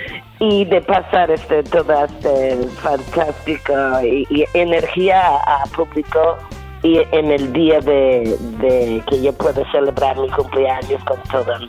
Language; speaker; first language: Spanish; non-native, fluent; English